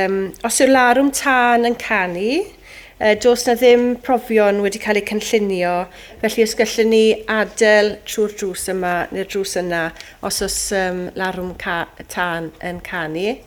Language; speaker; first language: Welsh; native; Welsh